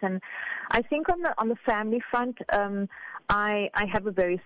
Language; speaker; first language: English; native; English